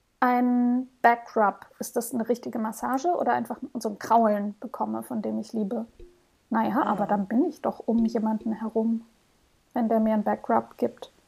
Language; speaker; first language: German; early bilingual, heritage; German